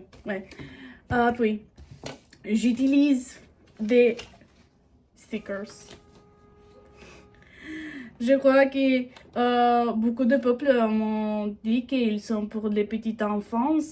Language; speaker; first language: French; non-native, learner; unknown